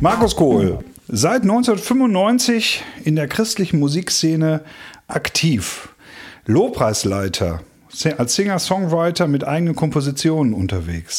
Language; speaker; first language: German; native; German